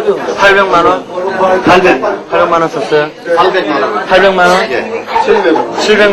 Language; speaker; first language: Korean; non-native, learner; Urdu